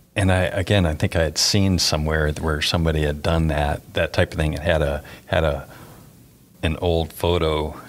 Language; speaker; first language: English; native; English